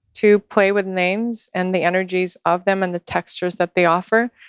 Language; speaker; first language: English; non-native, fluent; Russian